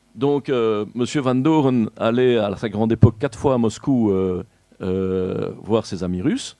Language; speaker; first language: French; native; French